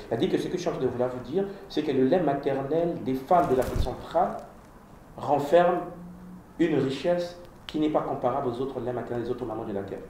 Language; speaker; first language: French; non-native, local second language; Kongo